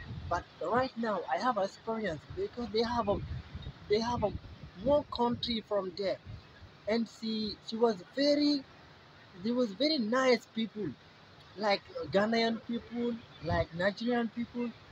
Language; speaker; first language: English; non-native, learner; Wolof